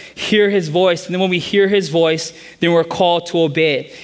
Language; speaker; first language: English; native; English